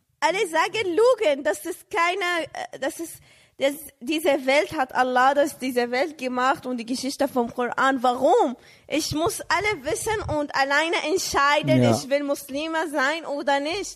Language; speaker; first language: German; non-native, learner; Arabic